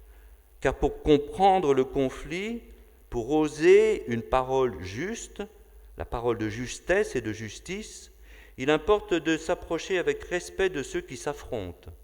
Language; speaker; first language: French; native; French